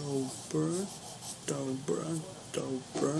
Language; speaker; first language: Slovenian; non-native, learner; English